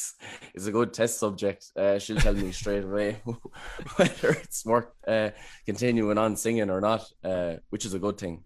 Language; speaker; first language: English; native; English